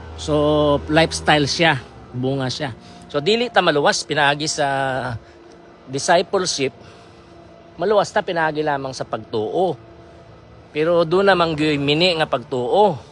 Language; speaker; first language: Cebuano; non-native, local second language; Iloko